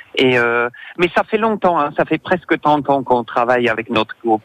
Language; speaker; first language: French; non-native, fluent; English